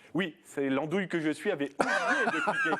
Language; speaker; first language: French; native; French